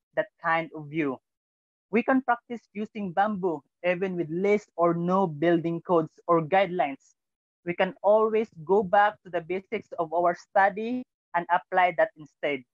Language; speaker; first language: English; non-native, local second language; Cebuano